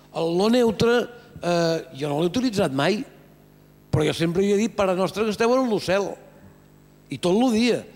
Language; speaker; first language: Catalan; native; Catalan